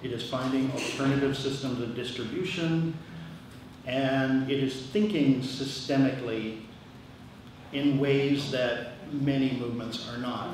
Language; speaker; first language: English; native; English